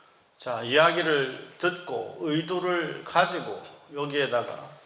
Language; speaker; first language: Korean; native; Korean